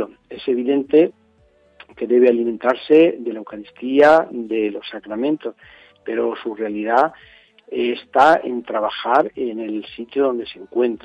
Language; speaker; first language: Spanish; native; Spanish